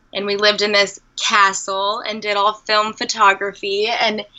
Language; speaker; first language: English; native; English